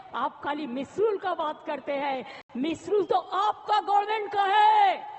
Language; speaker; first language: Hindi; non-native, local second language; Bangla